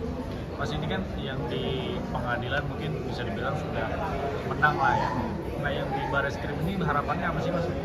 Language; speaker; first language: Indonesian; native; Indonesian